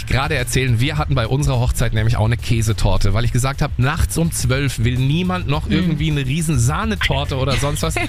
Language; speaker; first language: German; native; German